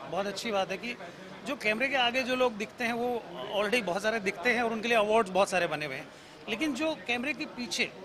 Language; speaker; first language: Hindi; native; Hindi